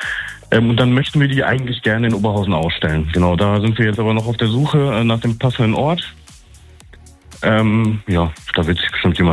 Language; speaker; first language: German; native; German